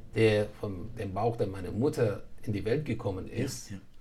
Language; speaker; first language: German; non-native, fluent; Persian